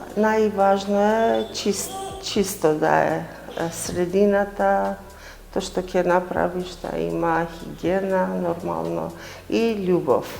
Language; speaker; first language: Macedonian; non-native, fluent; Armenian